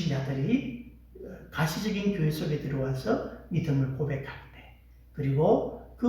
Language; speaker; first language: Korean; native; Korean